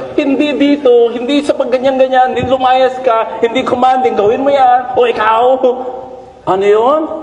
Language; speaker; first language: Filipino; non-native, local second language; Iloko